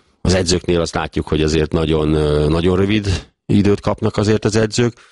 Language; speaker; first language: Hungarian; native; Hungarian